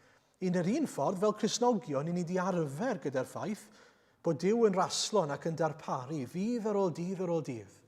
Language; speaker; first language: Welsh; native; Welsh